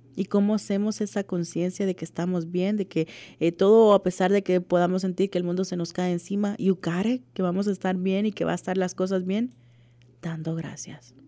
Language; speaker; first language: Spanish; native; Spanish